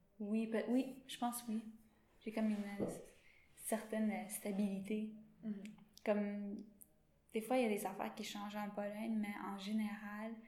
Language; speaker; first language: French; non-native, local second language; English